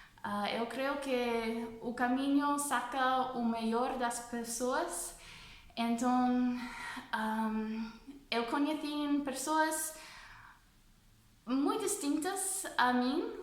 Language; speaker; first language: Portuguese; non-native, fluent; English